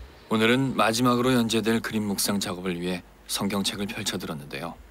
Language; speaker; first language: Korean; native; Korean